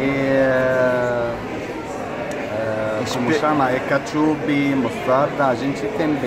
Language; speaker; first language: Portuguese; non-native, fluent; Arabic